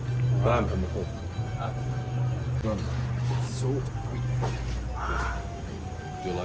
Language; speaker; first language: English; non-native, learner; Arabic